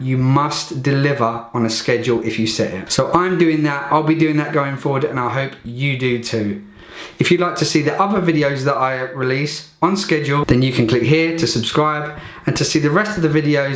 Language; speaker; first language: English; native; English